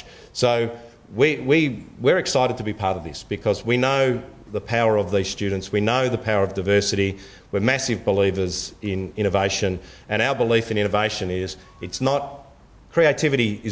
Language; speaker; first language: English; native; English